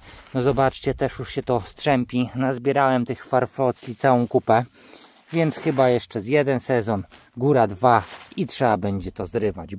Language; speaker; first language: Polish; native; Polish